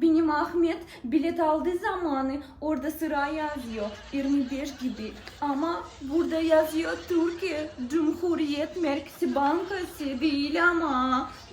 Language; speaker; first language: Turkish; non-native, learner; Russian